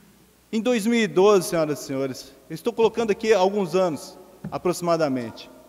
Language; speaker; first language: Portuguese; native; Portuguese